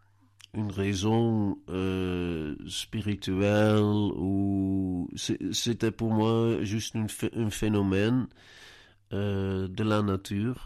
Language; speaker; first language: French; non-native, learner; Dutch